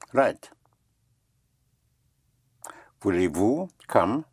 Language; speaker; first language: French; non-native, fluent; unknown